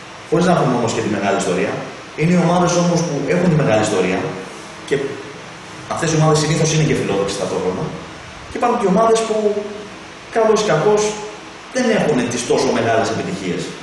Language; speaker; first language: Greek; native; Greek